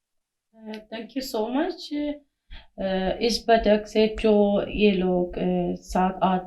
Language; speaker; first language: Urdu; non-native, fluent; Persian